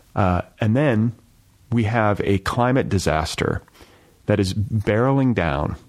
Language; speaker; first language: English; native; English